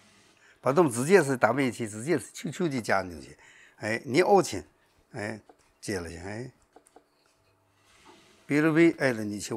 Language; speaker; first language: Russian; non-native, learner; Chinese